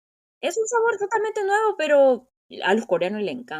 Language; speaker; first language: Spanish; non-native, fluent; Korean